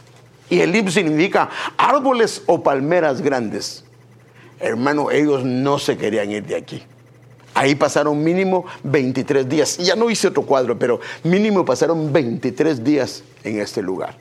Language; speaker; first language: Spanish; native; Spanish